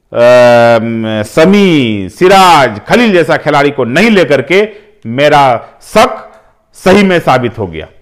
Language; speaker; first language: Hindi; native; Hindi